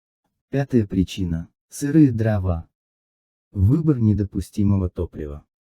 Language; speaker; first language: Russian; native; Russian